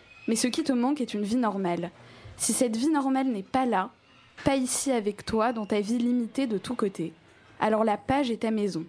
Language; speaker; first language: French; native; French